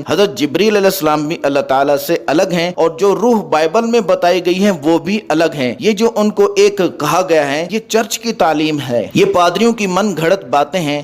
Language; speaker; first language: Urdu; native; Urdu